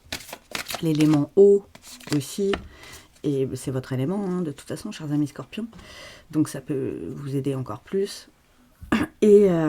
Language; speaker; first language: French; native; French